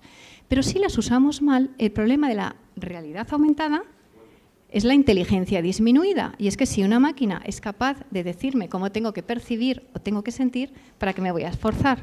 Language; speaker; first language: Spanish; native; Spanish